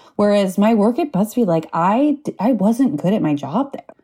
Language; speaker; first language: English; native; English